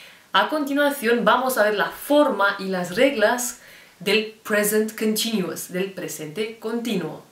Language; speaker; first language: Spanish; non-native, fluent; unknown